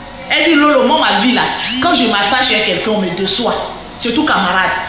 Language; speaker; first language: French; non-native, local second language; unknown